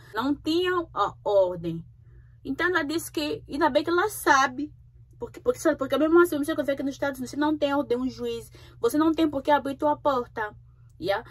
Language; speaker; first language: Portuguese; native; Portuguese